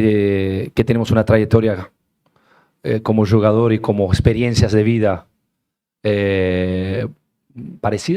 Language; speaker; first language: Portuguese; non-native, learner; Spanish